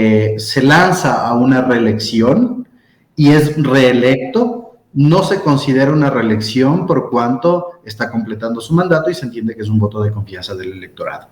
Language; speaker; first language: Spanish; native; Spanish